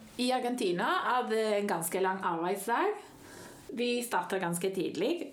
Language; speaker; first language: Norwegian; non-native, fluent; Spanish